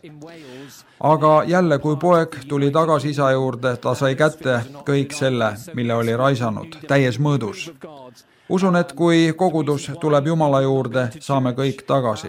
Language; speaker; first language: Estonian; native; Estonian